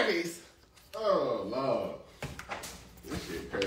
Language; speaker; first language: English; native; English